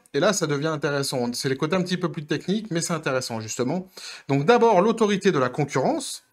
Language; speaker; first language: French; native; French